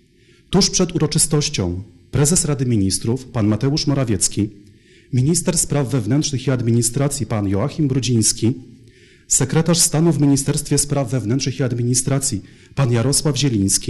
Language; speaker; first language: Polish; native; Polish